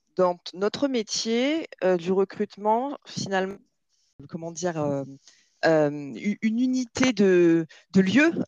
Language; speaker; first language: French; native; French